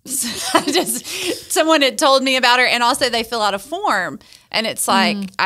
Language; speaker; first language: English; native; English